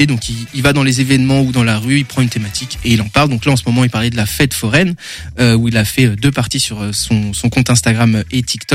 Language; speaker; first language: French; native; French